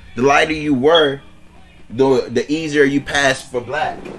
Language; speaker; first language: English; native; English